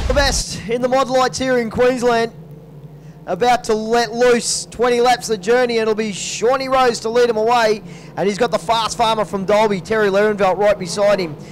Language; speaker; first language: English; native; English